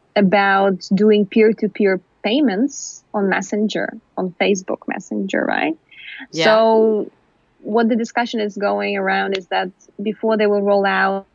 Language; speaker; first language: English; non-native, fluent; Ukrainian